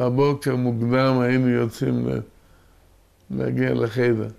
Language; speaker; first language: Hebrew; early bilingual, other home language; Yiddish